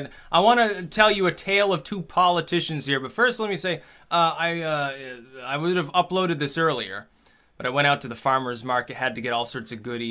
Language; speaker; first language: English; native; English